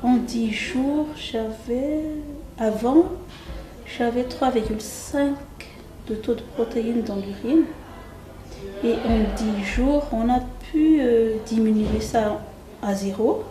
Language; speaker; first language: French; non-native, local second language; Malagasy